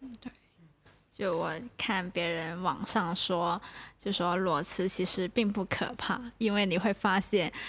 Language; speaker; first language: Chinese; non-native, local second language; Cantonese